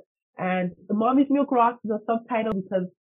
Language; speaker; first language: English; non-native, local second language; Igbo